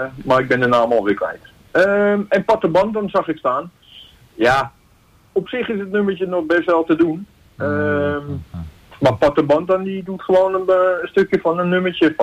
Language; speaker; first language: Dutch; native; Dutch